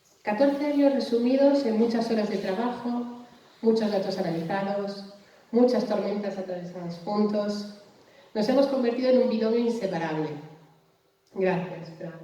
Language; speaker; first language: Spanish; native; Spanish